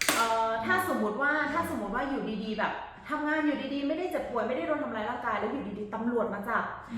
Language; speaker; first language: Thai; native; Thai